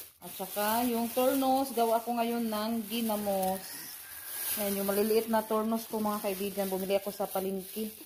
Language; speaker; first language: Filipino; non-native, local second language; Cebuano